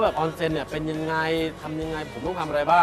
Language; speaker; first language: Thai; native; Thai